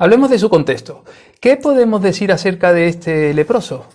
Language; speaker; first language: Spanish; native; Spanish